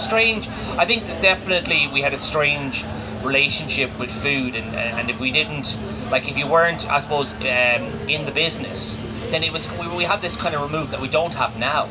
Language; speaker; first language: English; native; English